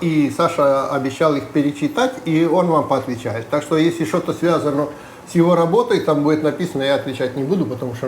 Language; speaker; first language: Russian; native; Russian